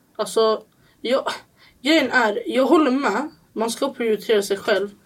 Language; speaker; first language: Swedish; early bilingual, other home language; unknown